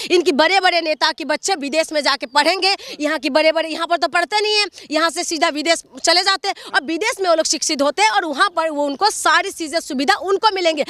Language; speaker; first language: Hindi; non-native, local second language; Assamese